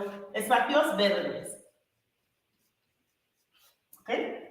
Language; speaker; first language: Spanish; non-native, fluent; English